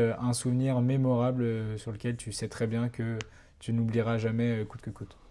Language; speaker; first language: French; native; French